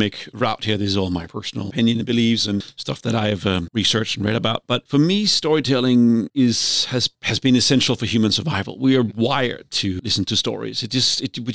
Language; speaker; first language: English; non-native, fluent; Danish